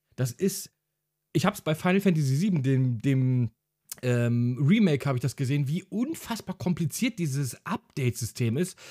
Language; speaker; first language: German; early bilingual, other home language; Hungarian